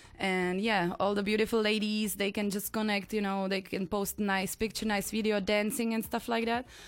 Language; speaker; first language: English; non-native, fluent; Czech